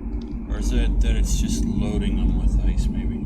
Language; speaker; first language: English; native; English